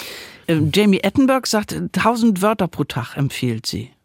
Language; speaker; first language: German; native; German